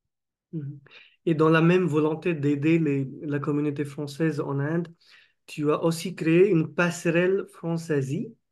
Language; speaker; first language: French; non-native, fluent; Marathi